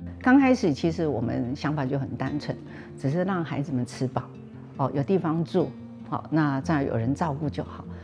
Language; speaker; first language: Chinese; non-native, local second language; Hakka Chinese